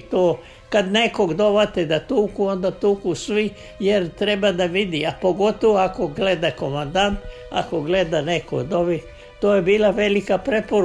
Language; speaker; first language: Bosnian; native; Bosnian